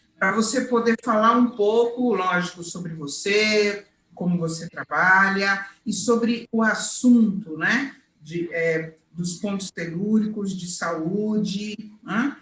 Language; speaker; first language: Portuguese; native; Portuguese